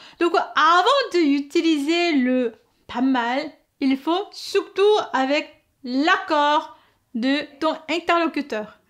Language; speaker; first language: French; non-native, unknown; Korean